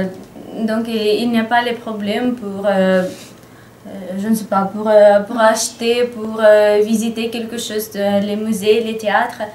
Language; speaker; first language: French; non-native, fluent; Russian